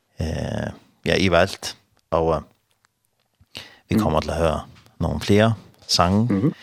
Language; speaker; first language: Danish; non-native, learner; Faroese